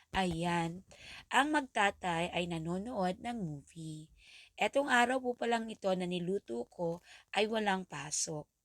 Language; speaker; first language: Filipino; non-native, local second language; Bikol